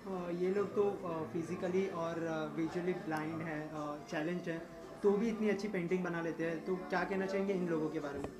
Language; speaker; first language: Hindi; native; Hindi